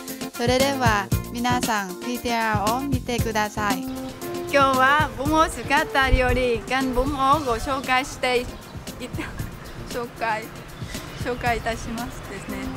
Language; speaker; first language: Japanese; non-native, fluent; Vietnamese